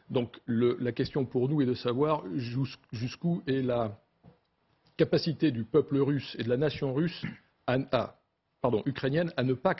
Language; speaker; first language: French; native; French